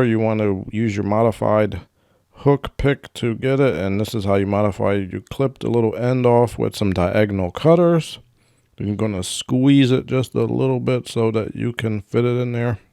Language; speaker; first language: English; native; English